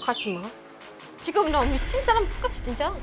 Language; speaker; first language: Korean; non-native, learner; Vietnamese